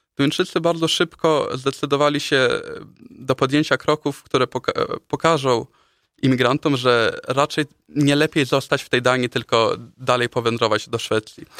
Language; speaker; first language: Polish; early bilingual, heritage; Polish